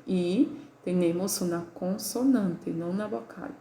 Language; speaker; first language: Spanish; non-native, fluent; Portuguese